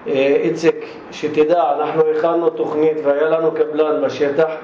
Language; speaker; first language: Hebrew; non-native, local second language; Arabic